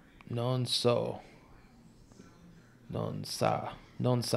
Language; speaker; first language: Italian; non-native, learner; English